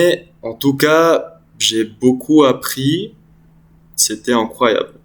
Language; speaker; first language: French; non-native, learner; English